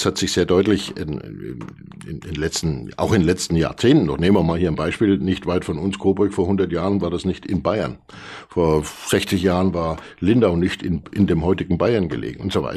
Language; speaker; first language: German; native; German